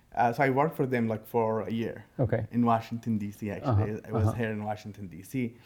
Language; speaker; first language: English; non-native, fluent; Arabic